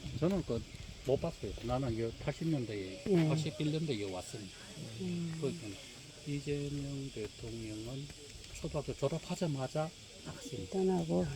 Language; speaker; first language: Korean; native; Korean